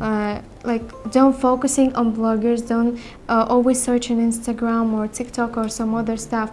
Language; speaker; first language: English; non-native, learner; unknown